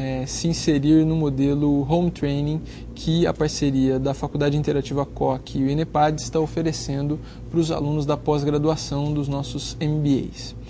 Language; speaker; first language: Portuguese; native; Portuguese